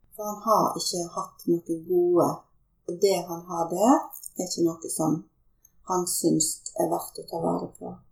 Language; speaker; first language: Norwegian; native; Norwegian